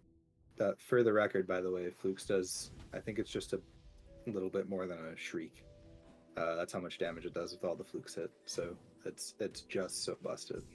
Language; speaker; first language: English; native; English